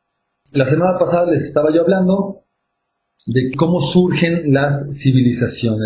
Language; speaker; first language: Spanish; native; Spanish